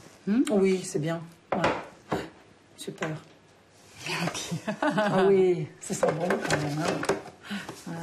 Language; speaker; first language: French; native; French